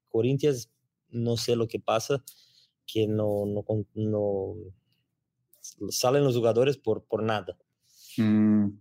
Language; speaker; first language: Spanish; non-native, learner; Portuguese